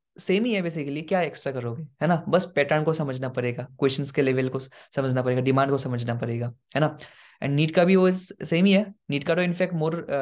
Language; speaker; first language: Hindi; non-native, local second language; Assamese